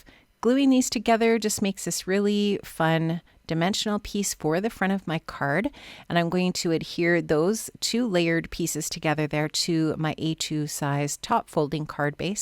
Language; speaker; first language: English; native; English